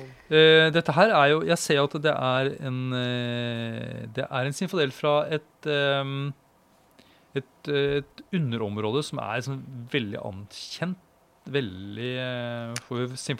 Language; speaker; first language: Norwegian; native; Norwegian